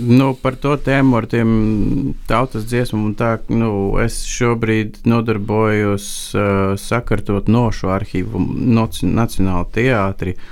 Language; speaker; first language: Latvian; non-native, fluent; Bulgarian